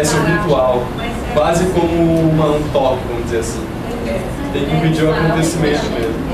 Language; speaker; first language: Portuguese; native; Portuguese